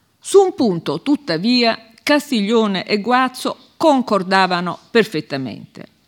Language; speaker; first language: Italian; native; Italian